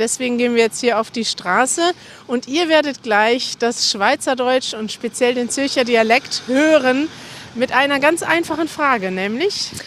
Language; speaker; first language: German; native; German